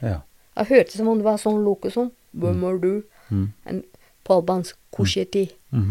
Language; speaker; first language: Norwegian; non-native, learner; Albanian